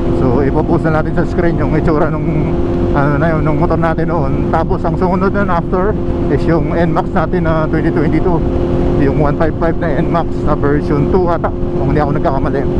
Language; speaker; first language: Filipino; non-native, local second language; Cebuano